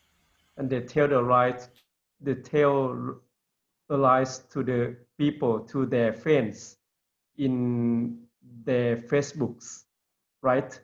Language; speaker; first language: English; non-native, learner; Lao